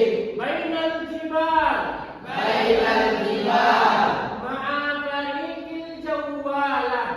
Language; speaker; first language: Arabic; non-native, fluent; Indonesian